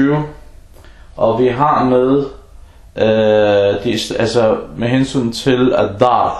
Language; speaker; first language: Danish; early bilingual, other home language; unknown